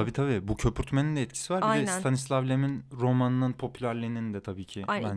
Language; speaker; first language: Turkish; native; Turkish